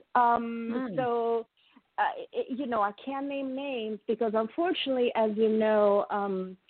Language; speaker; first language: English; non-native, fluent; Italian